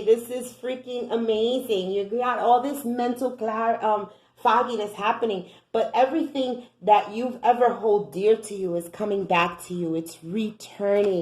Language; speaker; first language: English; native; English